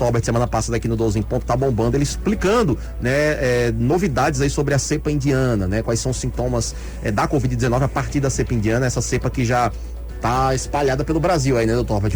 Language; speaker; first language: Portuguese; native; Portuguese